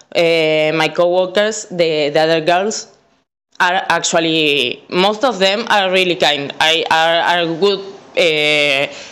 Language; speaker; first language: English; non-native, fluent; Spanish